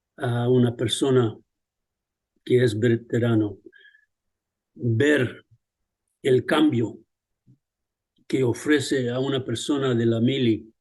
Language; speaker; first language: Spanish; early bilingual, other home language; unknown